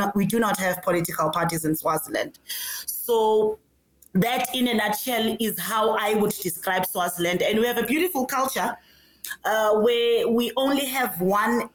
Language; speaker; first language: English; non-native, local second language; Swati